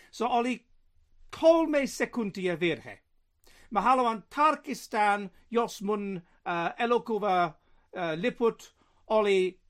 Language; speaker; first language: Finnish; non-native, learner; English